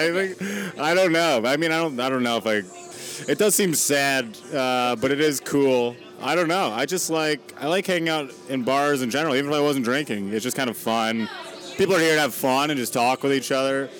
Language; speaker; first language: English; native; English